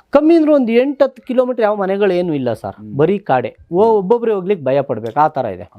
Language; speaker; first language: Kannada; native; Kannada